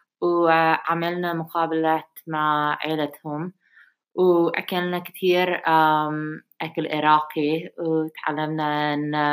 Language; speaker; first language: Arabic; non-native, learner; English